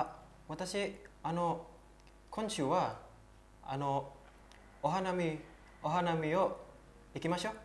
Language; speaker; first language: Japanese; non-native, learner; Indonesian